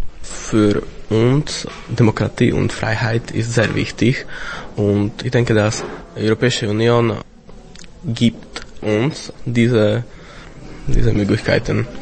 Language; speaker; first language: German; non-native, fluent; Slovak